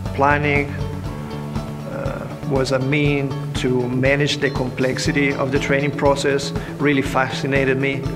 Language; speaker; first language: English; non-native, fluent; Italian